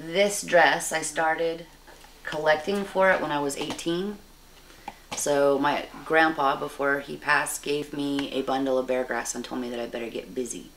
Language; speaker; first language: English; native; English